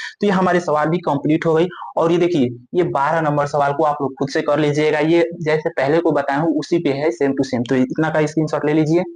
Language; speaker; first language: Hindi; native; Hindi